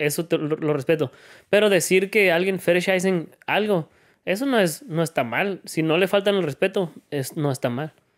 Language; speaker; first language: Spanish; native; Spanish